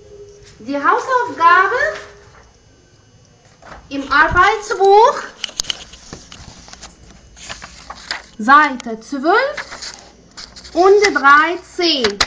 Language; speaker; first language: German; non-native, fluent; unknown